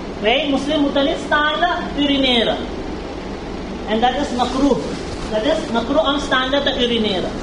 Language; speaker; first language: Dutch; early bilingual, heritage; Urdu